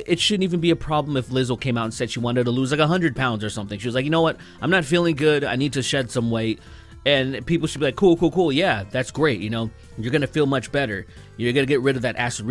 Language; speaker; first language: English; native; English